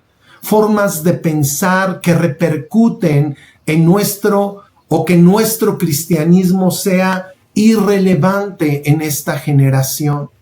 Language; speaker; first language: Spanish; native; Spanish